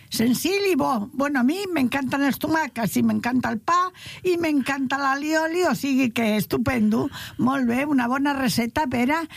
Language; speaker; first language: Catalan; non-native, local second language; Spanish